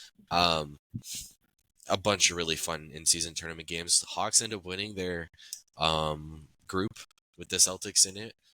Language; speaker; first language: English; native; English